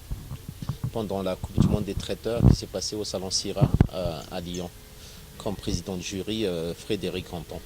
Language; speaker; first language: French; non-native, local second language; Malagasy